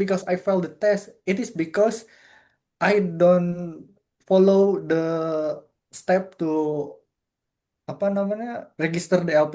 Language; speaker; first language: English; non-native, fluent; Indonesian